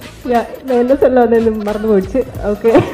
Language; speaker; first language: Tamil; non-native, learner; Malayalam